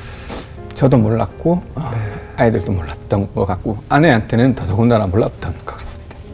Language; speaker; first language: Korean; native; Korean